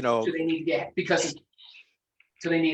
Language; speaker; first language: English; native; English